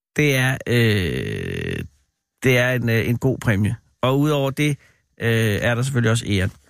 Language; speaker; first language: Danish; native; Danish